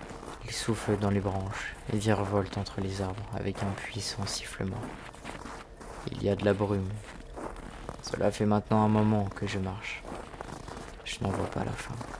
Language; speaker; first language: French; native; French